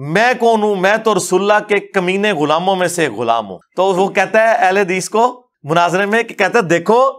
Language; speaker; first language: Urdu; non-native, local second language; Punjabi